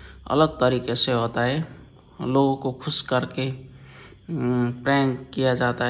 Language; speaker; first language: Hindi; non-native, learner; Nepali